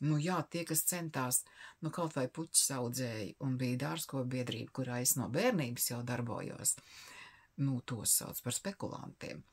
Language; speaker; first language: Latvian; native; Latvian